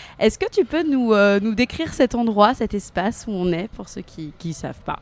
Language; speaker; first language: French; native; French